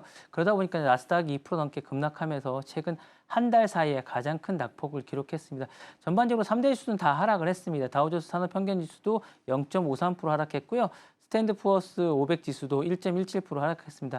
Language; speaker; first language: Korean; native; Korean